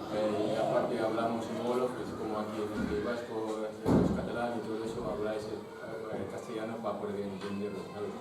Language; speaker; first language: Spanish; non-native, fluent; Fula